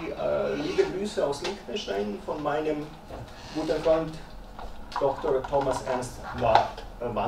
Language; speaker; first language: German; early bilingual, other home language; Croatian